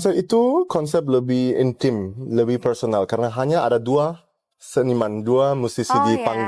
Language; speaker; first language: Indonesian; early bilingual, heritage; German